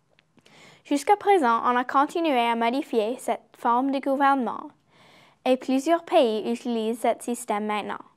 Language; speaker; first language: French; non-native, learner; English